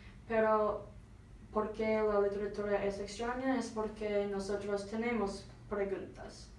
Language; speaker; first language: Spanish; non-native, learner; English